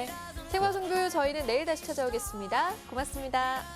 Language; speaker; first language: Korean; native; Korean